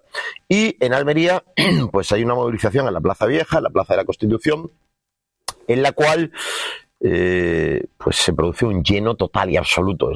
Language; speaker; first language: Spanish; native; Spanish